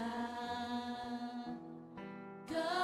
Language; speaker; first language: Indonesian; native; Indonesian